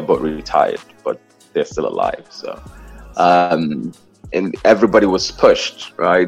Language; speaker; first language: English; non-native, local second language; Igbo